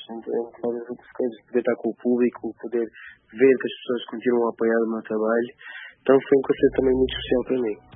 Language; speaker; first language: Portuguese; non-native, local second language; Kabuverdianu